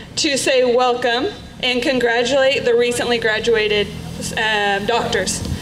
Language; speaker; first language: English; native; English